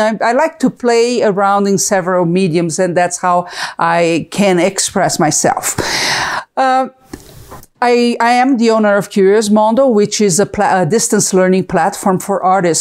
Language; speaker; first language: English; non-native, fluent; Portuguese